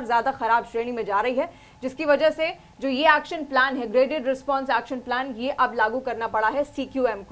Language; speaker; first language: Hindi; native; Hindi